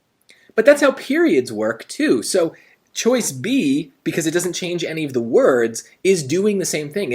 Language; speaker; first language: English; native; English